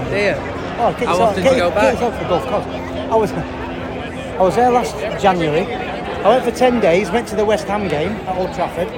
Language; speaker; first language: English; native; English